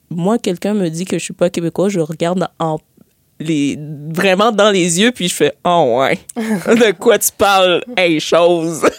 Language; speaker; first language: French; early bilingual, other home language; Haitian Creole